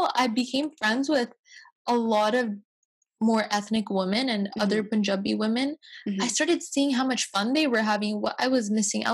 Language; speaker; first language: English; native; English